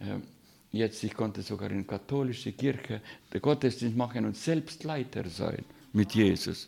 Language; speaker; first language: German; non-native, learner; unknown